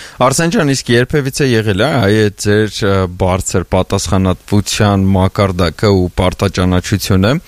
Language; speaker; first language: Armenian; native; Armenian